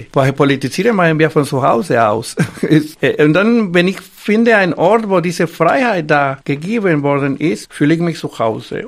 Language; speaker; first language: German; non-native, fluent; Spanish